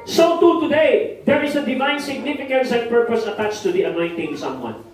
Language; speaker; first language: English; non-native, local second language; Filipino